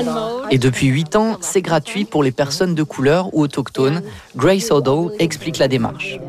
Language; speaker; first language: French; native; French